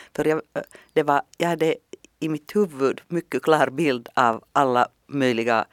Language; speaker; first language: Swedish; non-native, fluent; Finnish